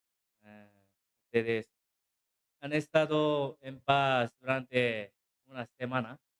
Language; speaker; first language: Spanish; non-native, learner; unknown